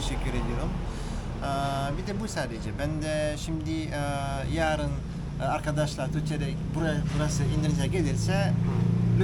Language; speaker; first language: Turkish; early bilingual, heritage; Turkish